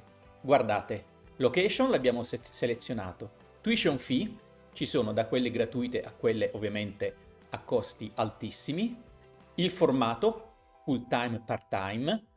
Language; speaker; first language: Italian; native; Italian